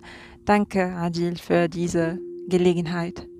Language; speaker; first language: German; non-native, learner; Arabic